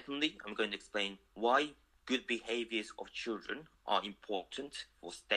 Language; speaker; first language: English; non-native, fluent; Japanese